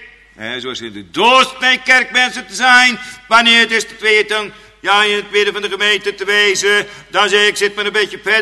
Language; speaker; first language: Dutch; native; Dutch